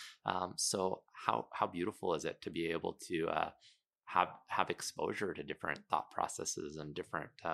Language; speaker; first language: English; native; English